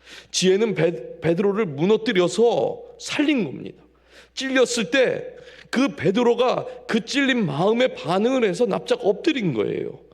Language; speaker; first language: Korean; native; Korean